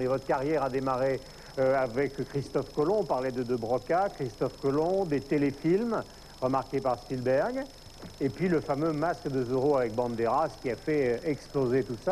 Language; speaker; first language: French; native; French